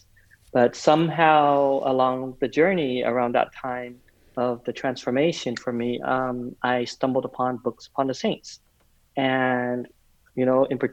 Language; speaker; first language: English; native; English